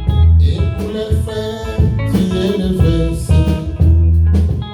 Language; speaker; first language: French; non-native, local second language; Lingala